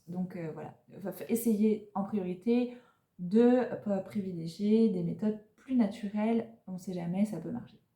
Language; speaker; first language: French; native; French